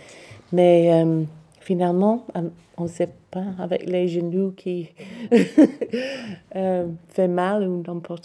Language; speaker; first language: French; non-native, learner; English